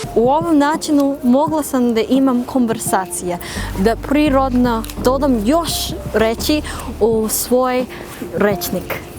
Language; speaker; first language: Serbian; non-native, learner; English